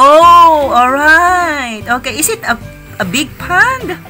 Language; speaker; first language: English; non-native, fluent; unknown